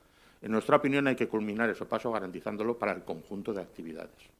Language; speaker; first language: Spanish; native; Spanish